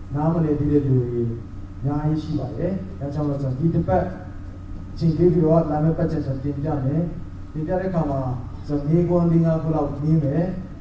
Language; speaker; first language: Burmese; non-native, local second language; Tedim Chin